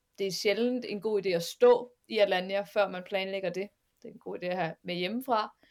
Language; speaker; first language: Danish; native; Danish